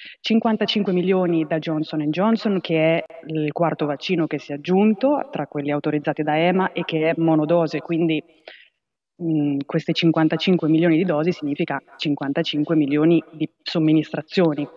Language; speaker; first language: Italian; native; Italian